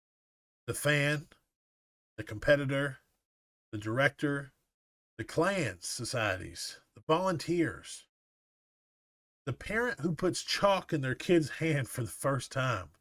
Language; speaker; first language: English; native; English